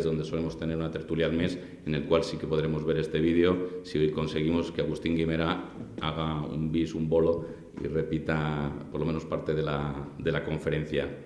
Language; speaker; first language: Spanish; native; Spanish